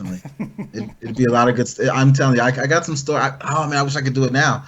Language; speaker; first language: English; native; English